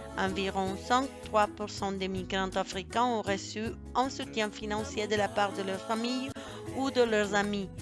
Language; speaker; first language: French; non-native, fluent; Spanish